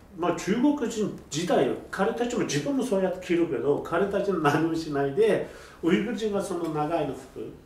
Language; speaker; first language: Japanese; non-native, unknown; Uyghur